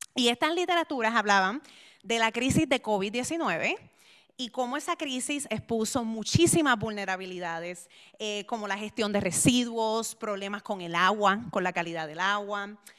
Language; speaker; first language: Spanish; native; Spanish